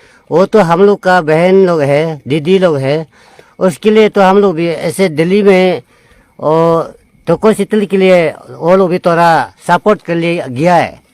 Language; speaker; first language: Hindi; non-native, local second language; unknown